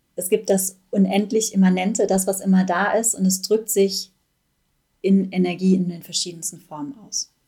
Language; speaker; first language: German; native; German